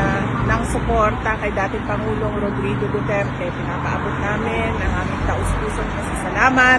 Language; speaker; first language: Filipino; native; Filipino